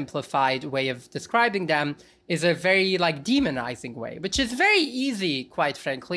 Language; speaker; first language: English; early bilingual, other home language; Yiddish